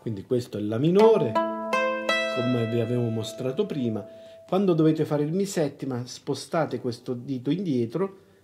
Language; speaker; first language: Italian; native; Italian